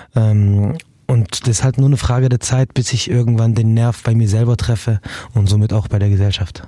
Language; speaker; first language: German; early bilingual, other home language; Arabic